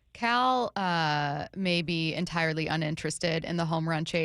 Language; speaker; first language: English; native; English